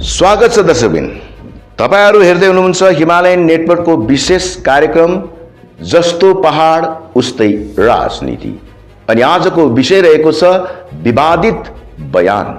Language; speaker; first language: Nepali; native; Nepali